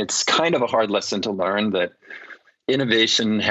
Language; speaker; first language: English; native; English